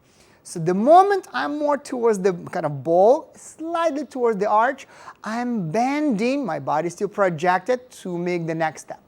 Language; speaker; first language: English; non-native, fluent; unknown